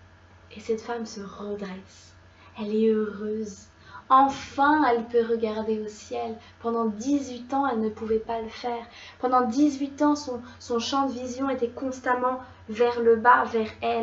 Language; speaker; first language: French; native; French